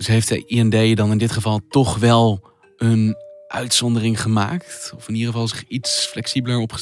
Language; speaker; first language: Dutch; native; Dutch